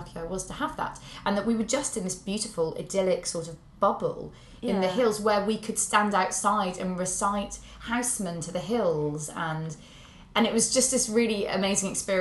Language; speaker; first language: English; native; English